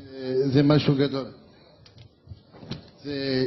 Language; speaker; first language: Hebrew; non-native, learner; French